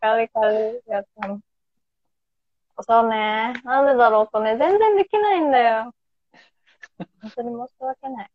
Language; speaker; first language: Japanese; non-native, fluent; Indonesian